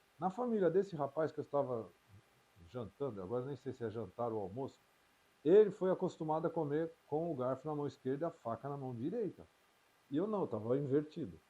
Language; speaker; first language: Portuguese; native; Portuguese